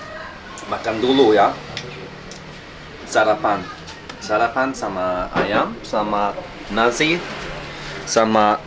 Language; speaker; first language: Indonesian; non-native, learner; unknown